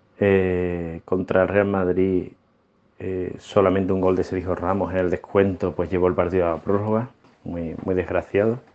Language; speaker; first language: Spanish; native; Spanish